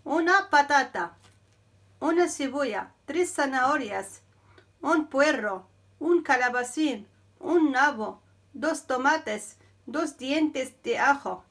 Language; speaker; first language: Spanish; non-native, fluent; Arabic